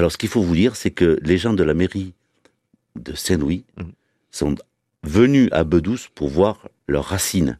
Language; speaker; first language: French; native; French